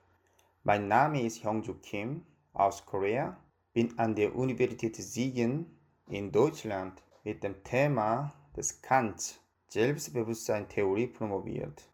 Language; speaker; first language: German; non-native, fluent; Korean